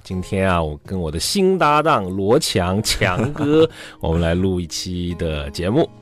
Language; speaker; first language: Chinese; native; Chinese